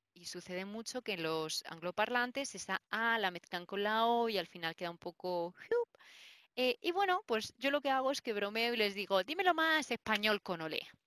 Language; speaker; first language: Spanish; native; Spanish